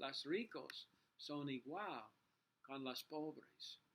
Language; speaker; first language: Spanish; non-native, learner; English